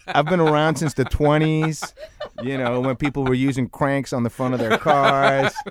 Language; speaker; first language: English; early bilingual, other home language; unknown